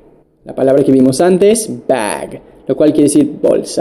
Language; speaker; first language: Spanish; non-native, fluent; English